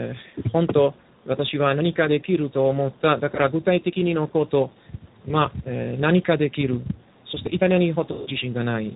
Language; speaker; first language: Japanese; non-native, learner; Italian